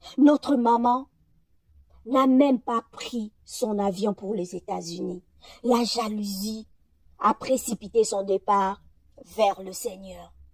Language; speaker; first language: French; non-native, local second language; Lingala